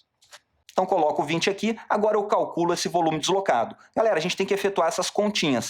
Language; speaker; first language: Portuguese; native; Portuguese